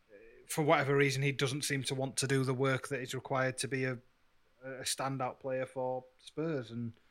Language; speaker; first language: English; native; English